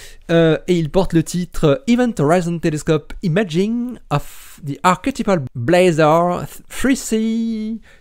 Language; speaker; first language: French; native; French